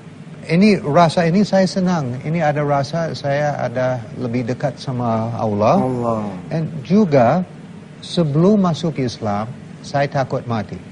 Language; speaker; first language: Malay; non-native, fluent; English